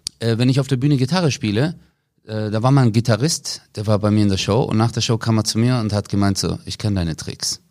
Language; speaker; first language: German; early bilingual, other home language; Turkish